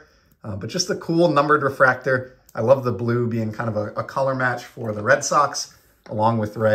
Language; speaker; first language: English; native; English